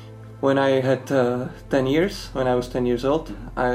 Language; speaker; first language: English; non-native, fluent; Slovak